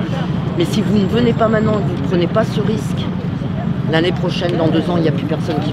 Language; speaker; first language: French; native; French